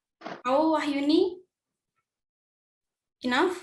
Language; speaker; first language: English; non-native, learner; Indonesian